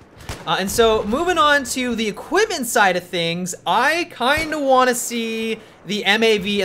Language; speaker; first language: English; native; English